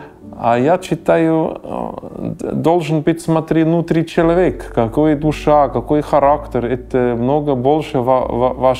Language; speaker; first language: Russian; non-native, learner; German